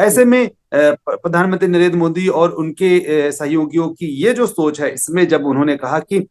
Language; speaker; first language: Hindi; native; Hindi